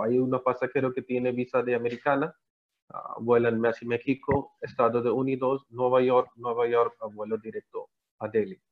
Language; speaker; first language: Spanish; non-native, learner; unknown